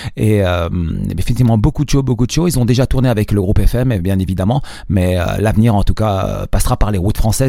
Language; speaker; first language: French; non-native, local second language; Arabic